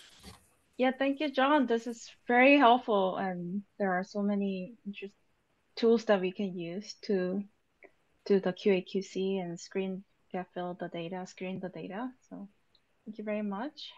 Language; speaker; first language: English; non-native, fluent; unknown